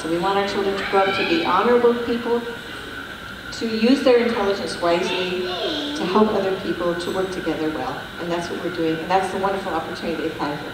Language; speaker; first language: English; native; English